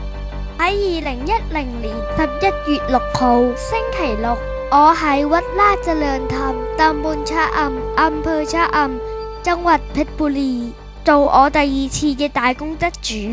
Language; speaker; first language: Cantonese; early bilingual, other home language; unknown